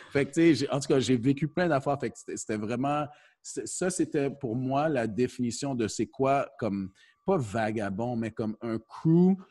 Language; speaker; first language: French; early bilingual, heritage; French